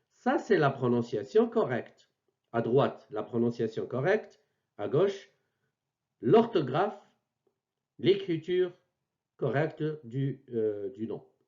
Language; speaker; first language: French; non-native, local second language; Arabic